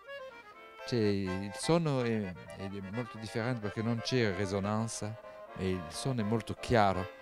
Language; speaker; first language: Italian; non-native, fluent; French